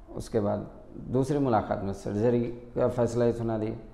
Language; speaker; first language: Hindi; non-native, local second language; Urdu